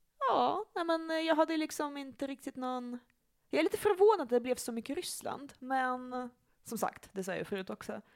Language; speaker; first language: Swedish; early bilingual, other home language; Russian